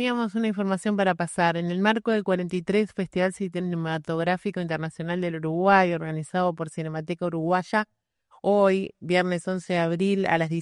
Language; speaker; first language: Spanish; native; Spanish